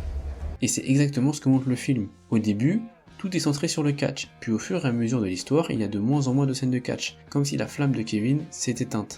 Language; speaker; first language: French; native; French